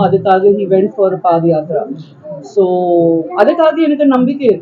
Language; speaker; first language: Tamil; non-native, learner; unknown